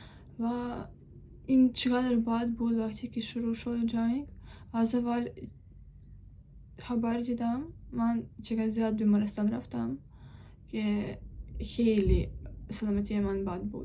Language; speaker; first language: Persian; non-native, learner; Ukrainian